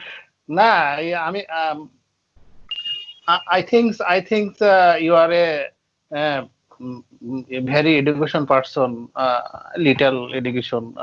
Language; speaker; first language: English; non-native, learner; Bangla